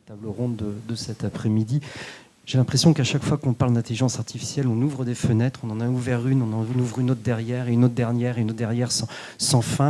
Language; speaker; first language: French; native; French